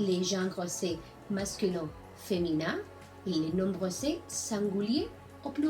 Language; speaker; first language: French; non-native, learner; Spanish